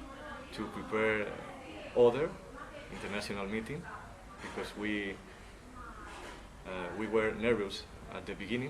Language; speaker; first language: English; non-native, learner; Spanish